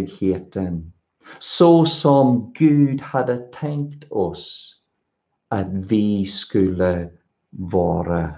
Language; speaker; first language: Swedish; non-native, fluent; English